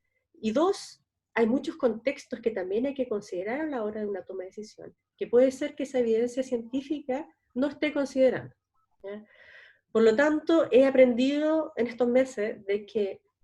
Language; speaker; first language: Spanish; native; Spanish